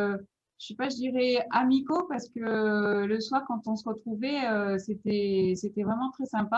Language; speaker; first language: French; native; French